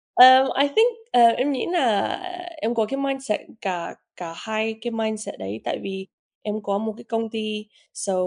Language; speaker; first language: Vietnamese; early bilingual, heritage; Vietnamese